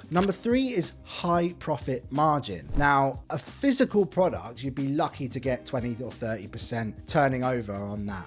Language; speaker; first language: English; native; English